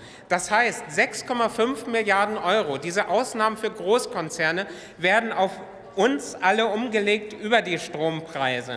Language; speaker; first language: German; native; German